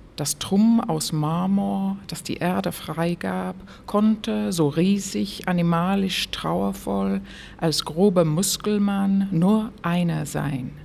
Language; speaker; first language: German; non-native, fluent; English